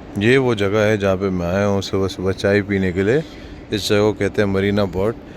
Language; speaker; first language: Hindi; native; Hindi